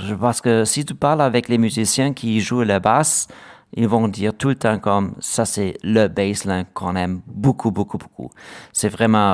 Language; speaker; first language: French; non-native, learner; German